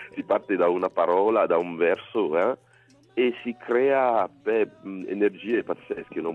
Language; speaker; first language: Italian; non-native, fluent; Ewe